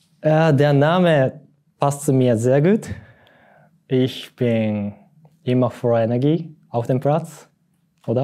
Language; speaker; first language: German; non-native, learner; Japanese